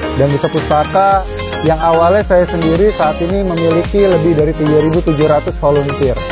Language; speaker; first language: Indonesian; native; Indonesian